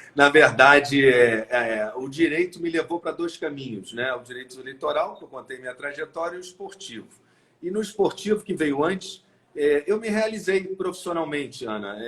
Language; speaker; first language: Portuguese; native; Portuguese